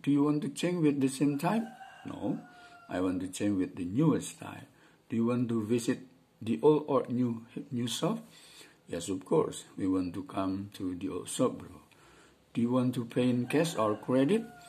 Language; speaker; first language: English; non-native, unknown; Indonesian